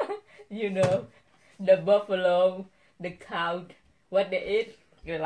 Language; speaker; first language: English; non-native, learner; Vietnamese